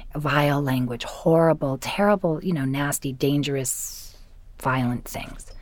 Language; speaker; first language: English; native; English